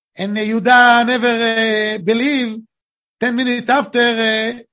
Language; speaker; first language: English; non-native, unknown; Hebrew